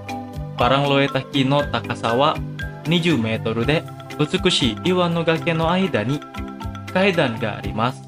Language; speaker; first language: Japanese; non-native, fluent; Indonesian